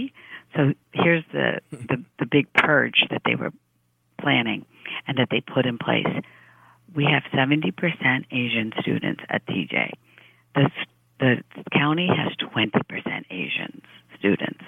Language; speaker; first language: English; early bilingual, other home language; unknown